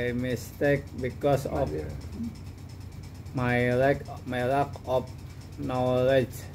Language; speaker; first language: English; non-native, learner; Indonesian